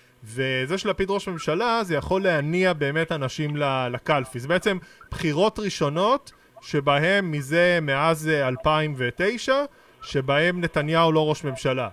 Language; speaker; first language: Hebrew; native; Hebrew